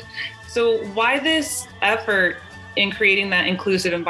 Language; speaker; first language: English; early bilingual, other home language; Spanish